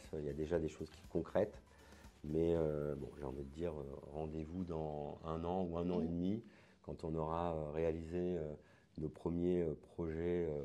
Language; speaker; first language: French; native; French